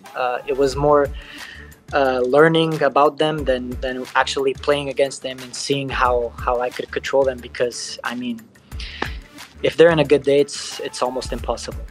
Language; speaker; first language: English; non-native, fluent; Portuguese